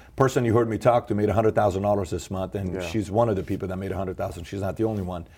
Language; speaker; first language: English; early bilingual, other home language; Persian